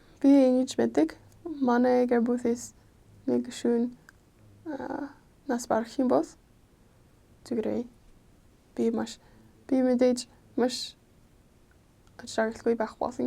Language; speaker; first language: Mongolian; non-native, fluent; English